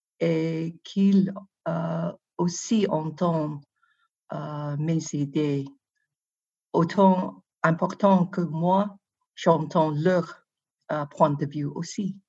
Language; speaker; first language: French; non-native, fluent; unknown